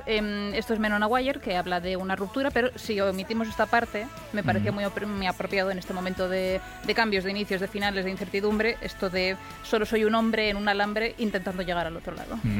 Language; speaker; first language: Spanish; native; Spanish